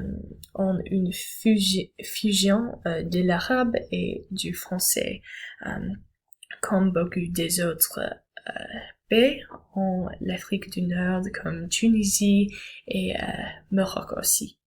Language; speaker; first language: French; non-native, learner; English